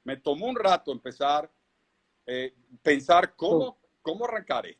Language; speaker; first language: Spanish; native; Spanish